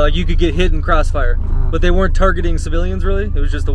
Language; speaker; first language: English; native; English